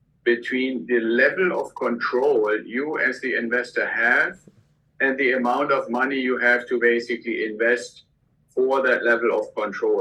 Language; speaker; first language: English; non-native, fluent; German